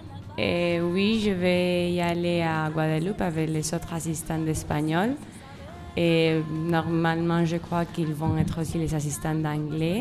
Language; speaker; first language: French; non-native, fluent; Spanish